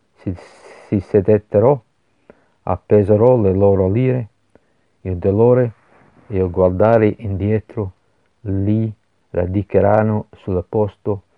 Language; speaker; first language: Italian; non-native, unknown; English